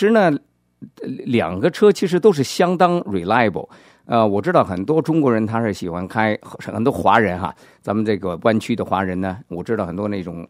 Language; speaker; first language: Chinese; native; Chinese